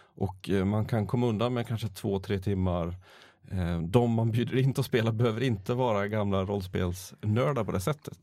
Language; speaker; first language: Swedish; native; Swedish